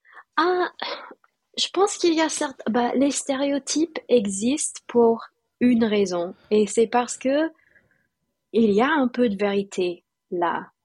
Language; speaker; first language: French; non-native, fluent; English